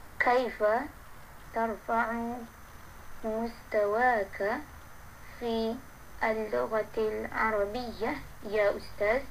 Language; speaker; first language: Arabic; non-native, learner; Malay